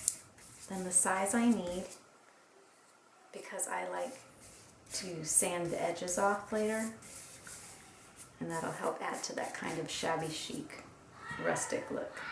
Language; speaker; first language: English; native; English